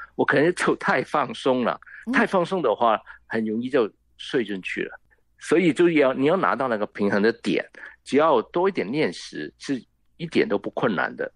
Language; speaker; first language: Chinese; non-native, local second language; Cantonese